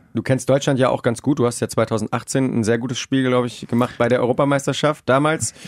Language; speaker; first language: German; native; German